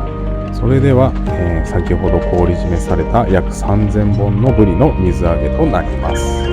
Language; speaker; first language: Japanese; native; Japanese